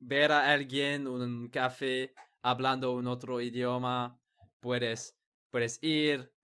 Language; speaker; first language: Spanish; non-native, learner; English